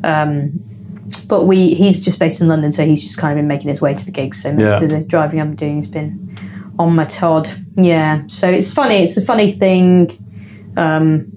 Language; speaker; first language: English; native; English